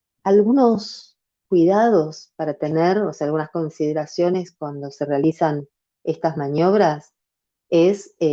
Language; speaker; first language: Spanish; native; Spanish